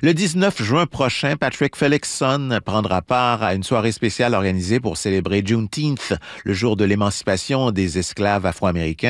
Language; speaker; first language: French; native; French